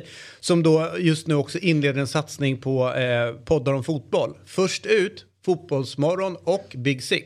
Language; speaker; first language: Swedish; native; Swedish